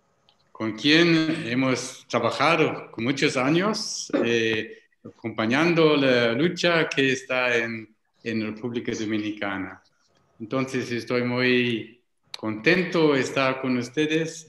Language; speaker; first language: Spanish; non-native, learner; English